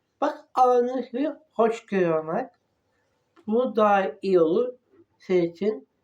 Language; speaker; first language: Turkish; non-native, learner; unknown